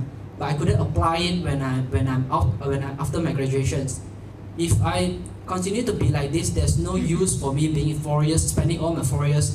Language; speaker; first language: English; non-native, local second language; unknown